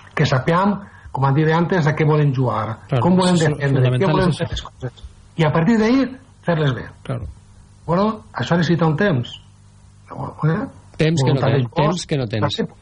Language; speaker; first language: Catalan; native; Catalan